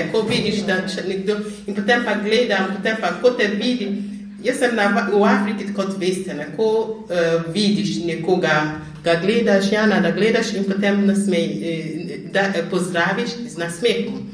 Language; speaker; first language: Slovenian; non-native, fluent; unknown